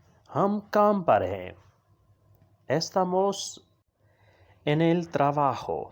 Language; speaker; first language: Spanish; non-native, learner; Urdu